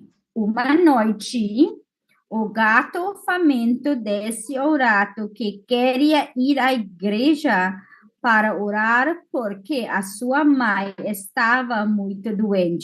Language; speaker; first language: Portuguese; non-native, fluent; English